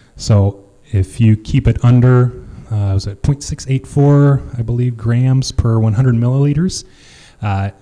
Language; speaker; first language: English; native; English